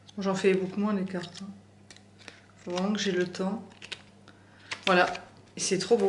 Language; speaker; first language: French; native; French